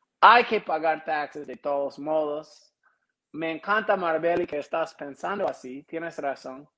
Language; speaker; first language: Spanish; non-native, learner; English